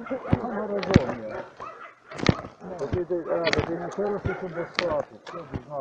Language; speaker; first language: Polish; non-native, learner; Slovenian